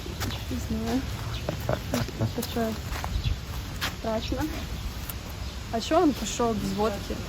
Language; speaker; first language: Russian; native; Russian